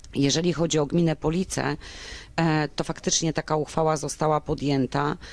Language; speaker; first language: Polish; native; Polish